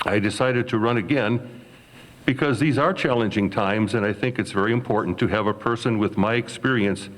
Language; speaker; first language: English; native; English